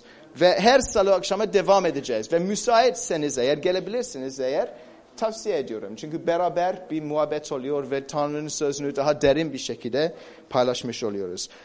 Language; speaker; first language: Turkish; non-native, fluent; English